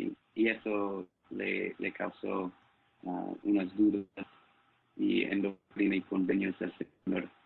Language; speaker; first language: Spanish; non-native, fluent; English